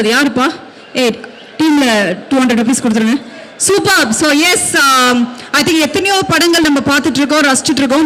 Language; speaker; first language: Tamil; native; Tamil